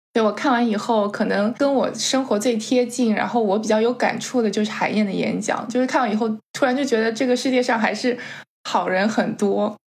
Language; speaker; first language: Chinese; native; Chinese